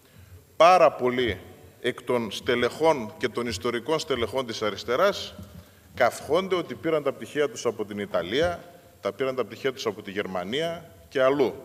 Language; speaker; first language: Greek; native; Greek